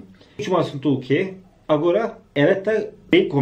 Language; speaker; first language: Portuguese; non-native, learner; Turkish